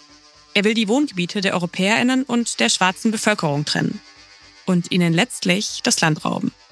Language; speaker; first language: German; native; German